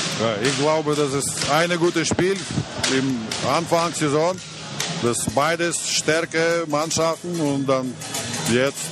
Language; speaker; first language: German; non-native, learner; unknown